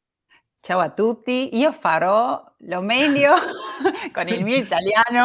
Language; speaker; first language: Italian; non-native, learner; Spanish